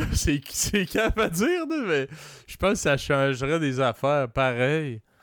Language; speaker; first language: French; native; French